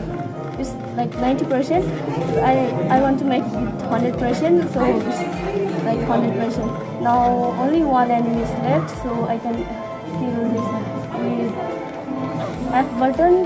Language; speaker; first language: English; non-native, fluent; Nepali